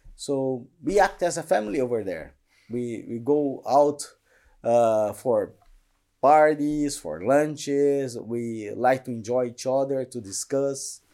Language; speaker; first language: English; non-native, fluent; Portuguese